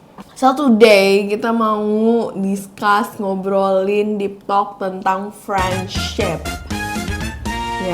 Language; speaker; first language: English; non-native, learner; Indonesian